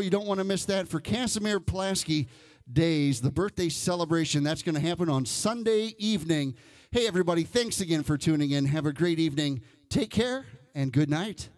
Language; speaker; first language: English; native; English